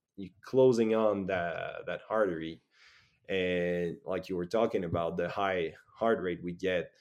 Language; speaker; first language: English; native; English